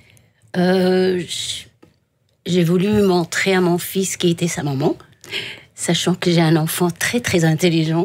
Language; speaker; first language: French; non-native, local second language; Arabic